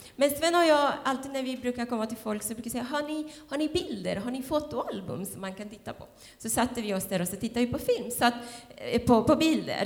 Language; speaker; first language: Swedish; non-native, fluent; Spanish